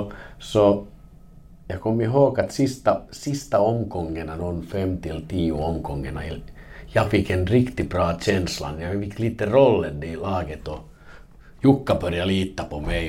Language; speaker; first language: Swedish; non-native, learner; Finnish